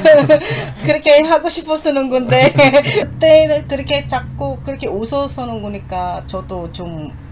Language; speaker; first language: Korean; non-native, learner; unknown